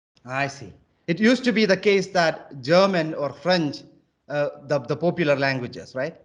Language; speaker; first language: English; non-native, local second language; Malayalam